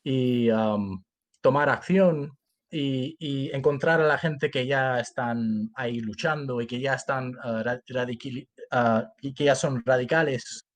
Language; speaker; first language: Spanish; early bilingual, heritage; Spanish